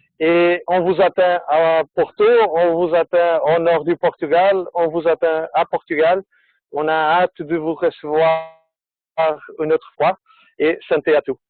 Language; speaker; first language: French; non-native, fluent; Portuguese